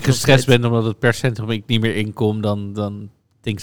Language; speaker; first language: Dutch; native; Dutch